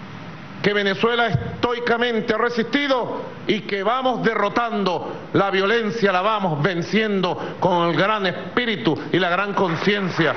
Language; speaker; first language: Spanish; native; Spanish